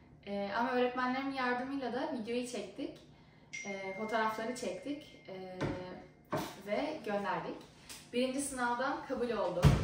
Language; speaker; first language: Turkish; early bilingual, heritage; Turkish